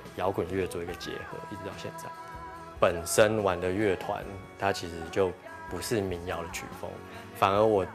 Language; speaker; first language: Chinese; non-native, local second language; Hakka Chinese